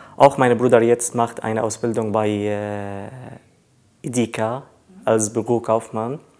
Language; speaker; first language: German; non-native, learner; Arabic